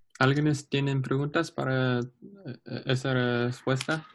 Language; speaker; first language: Spanish; non-native, learner; English